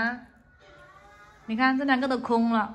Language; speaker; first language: Chinese; native; Chinese